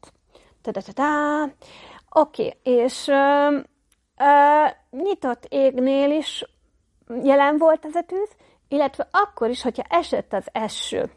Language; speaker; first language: Hungarian; native; Hungarian